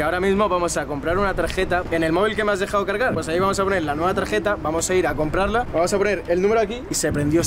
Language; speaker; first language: Spanish; native; Spanish